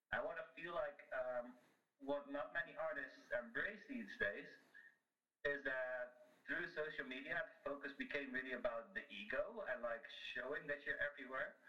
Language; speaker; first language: English; non-native, fluent; Dutch